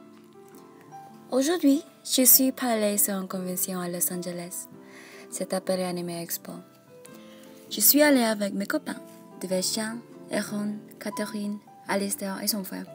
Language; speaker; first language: French; non-native, learner; English